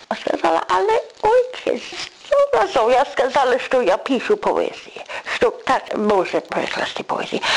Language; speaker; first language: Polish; non-native, learner; English